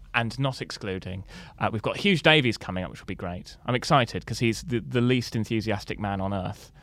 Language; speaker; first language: English; native; English